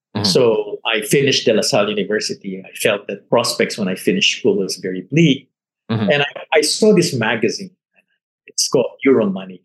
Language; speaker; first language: English; non-native, local second language; Filipino